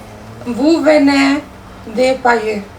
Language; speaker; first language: French; non-native, learner; Spanish